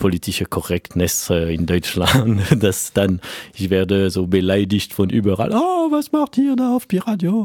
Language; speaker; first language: German; non-native, fluent; French